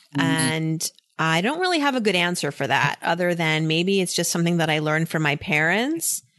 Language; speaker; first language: English; native; English